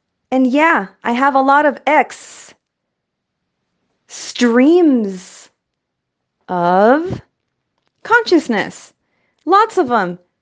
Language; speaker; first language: English; early bilingual, other home language; Spanish